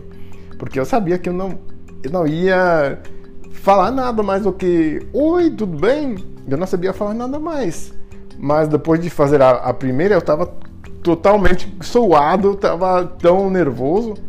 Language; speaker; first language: Portuguese; non-native, fluent; English